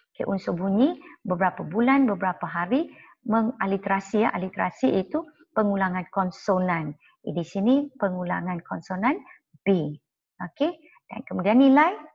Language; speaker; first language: Malay; non-native, local second language; Chinese